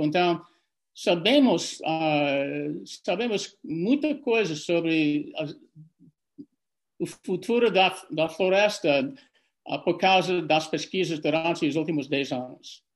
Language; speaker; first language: Portuguese; non-native, fluent; English